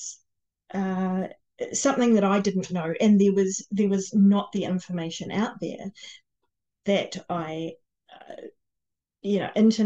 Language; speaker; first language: English; native; English